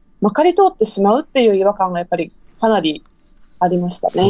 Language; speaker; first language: Japanese; native; Japanese